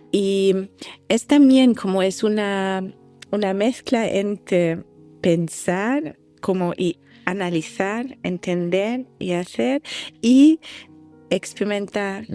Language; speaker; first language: Spanish; non-native, fluent; German